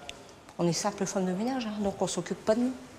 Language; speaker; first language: French; native; French